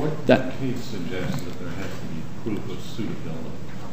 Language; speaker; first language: English; native; English